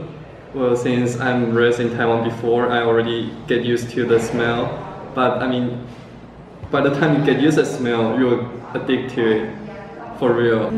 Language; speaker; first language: English; non-native, fluent; Chinese